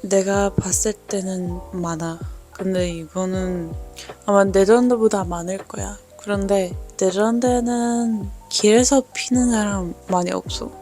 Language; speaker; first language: Korean; non-native, fluent; Dutch